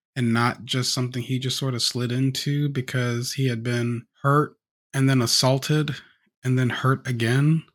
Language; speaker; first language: English; native; English